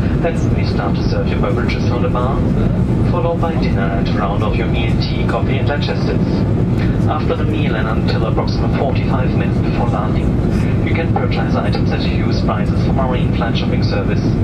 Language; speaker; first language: English; non-native, fluent; German